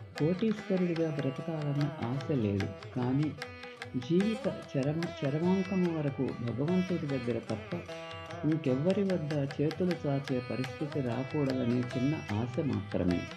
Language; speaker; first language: Telugu; native; Telugu